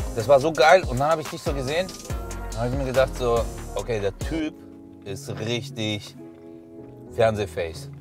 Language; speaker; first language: German; early bilingual, other home language; Turkish